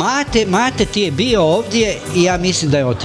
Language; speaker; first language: Croatian; native; Croatian